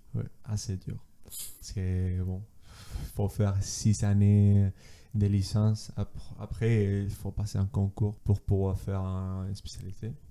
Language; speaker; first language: French; non-native, fluent; Spanish